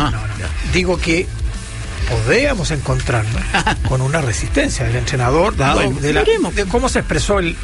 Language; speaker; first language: Spanish; native; Spanish